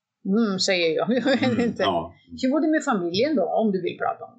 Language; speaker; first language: Swedish; non-native, fluent; Greek